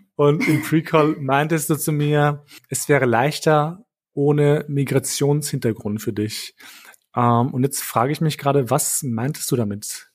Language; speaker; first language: German; early bilingual, other home language; Albanian